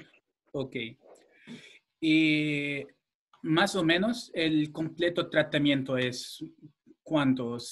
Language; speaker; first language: Spanish; non-native, fluent; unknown